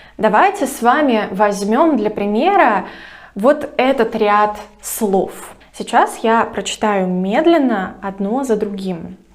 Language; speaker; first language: Russian; native; Russian